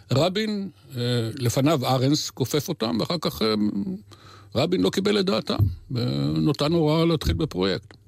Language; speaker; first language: Hebrew; native; Hebrew